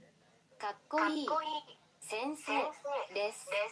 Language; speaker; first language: Japanese; non-native, learner; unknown